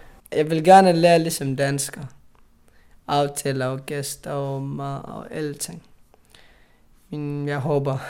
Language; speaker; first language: Danish; non-native, learner; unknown